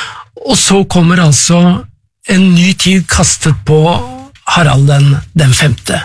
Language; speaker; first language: Norwegian; native; Norwegian